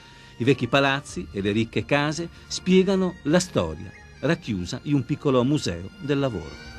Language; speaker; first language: Italian; native; Italian